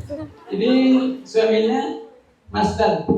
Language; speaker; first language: Indonesian; native; Indonesian